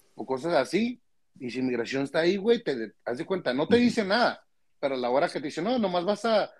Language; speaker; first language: Spanish; early bilingual, heritage; Spanish